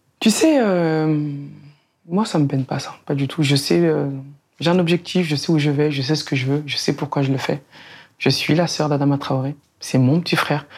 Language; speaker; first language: French; native; French